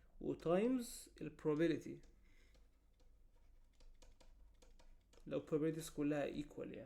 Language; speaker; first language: Arabic; native; Arabic